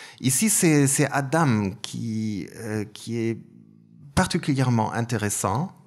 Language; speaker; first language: French; non-native, fluent; German